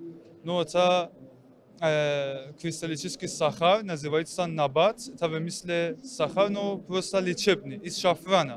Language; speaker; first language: Russian; non-native, learner; Persian